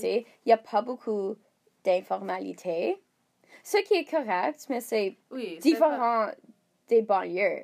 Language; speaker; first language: French; non-native, learner; English